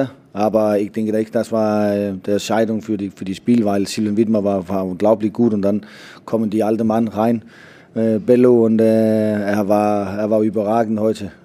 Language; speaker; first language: German; non-native, fluent; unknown